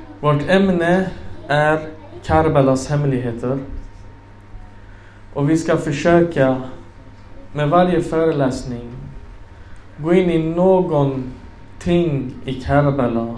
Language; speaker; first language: Swedish; non-native, fluent; Arabic